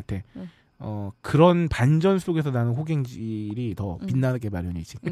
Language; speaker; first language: Korean; native; Korean